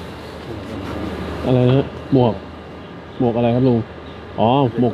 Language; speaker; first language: Thai; native; Thai